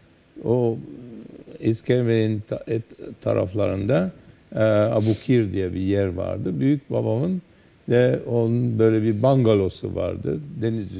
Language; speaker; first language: Turkish; early bilingual, heritage; Turkish